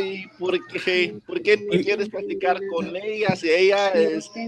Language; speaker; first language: Spanish; non-native, learner; English